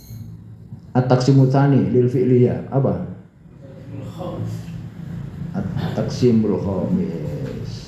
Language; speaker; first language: Arabic; non-native, fluent; Indonesian